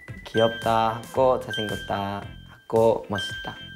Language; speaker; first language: Korean; non-native, learner; Chinese